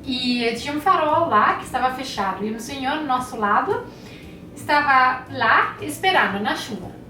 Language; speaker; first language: Portuguese; non-native, fluent; German